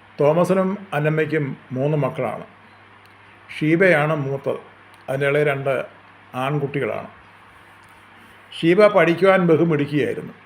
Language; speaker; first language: Malayalam; native; Malayalam